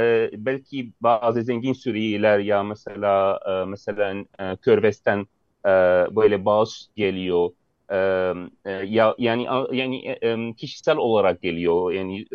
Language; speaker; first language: Turkish; non-native, fluent; Arabic